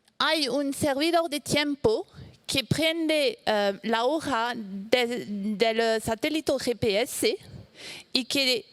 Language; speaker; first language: Spanish; non-native, fluent; French